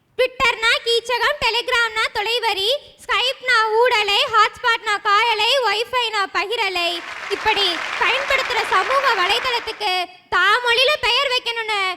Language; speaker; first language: Tamil; native; Tamil